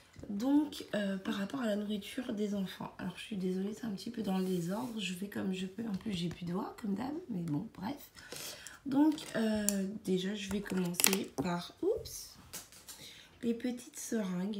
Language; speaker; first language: French; native; French